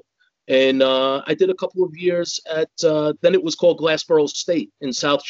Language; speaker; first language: English; native; English